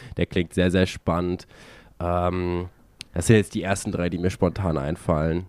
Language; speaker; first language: German; native; German